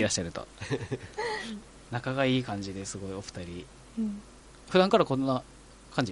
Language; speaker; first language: Japanese; native; Japanese